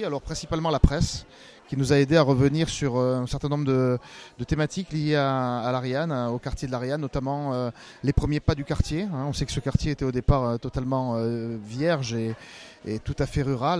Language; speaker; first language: French; native; French